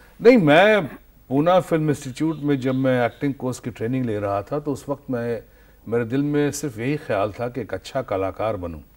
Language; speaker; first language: Hindi; native; Hindi